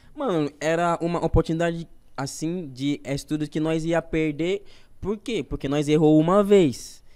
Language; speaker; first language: Portuguese; non-native, fluent; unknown